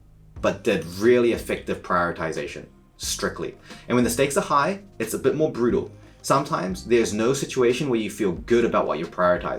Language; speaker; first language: English; native; English